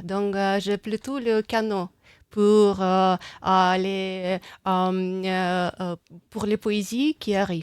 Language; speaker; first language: French; non-native, fluent; Russian